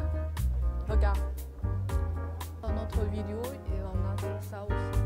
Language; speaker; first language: French; non-native, fluent; Chinese